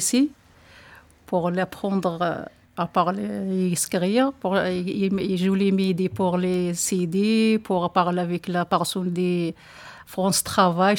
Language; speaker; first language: French; non-native, learner; Arabic